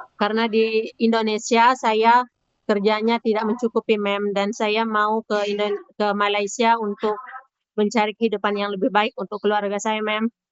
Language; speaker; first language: Indonesian; non-native, local second language; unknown